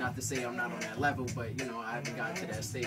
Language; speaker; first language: English; native; English